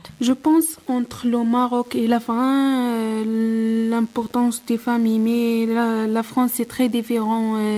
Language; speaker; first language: French; non-native, local second language; Arabic